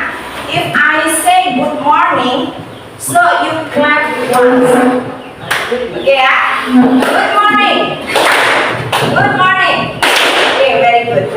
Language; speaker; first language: English; non-native, learner; Indonesian